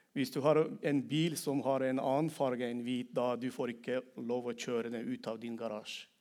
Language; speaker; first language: Norwegian; non-native, fluent; Turkmen